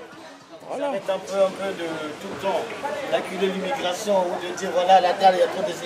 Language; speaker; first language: French; native; French